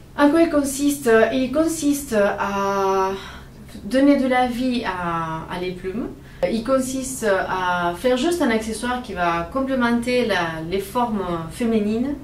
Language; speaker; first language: French; non-native, fluent; Spanish